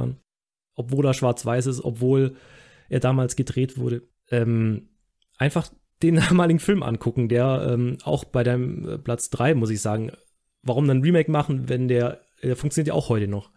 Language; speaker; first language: German; native; German